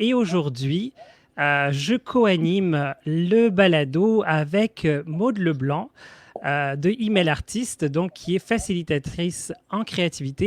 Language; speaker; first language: French; native; French